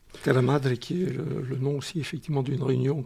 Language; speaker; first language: French; native; French